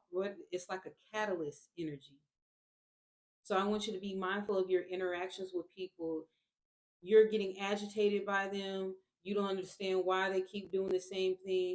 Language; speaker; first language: English; native; English